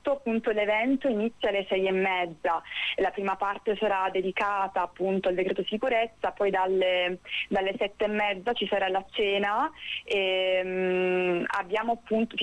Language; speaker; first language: Italian; native; Italian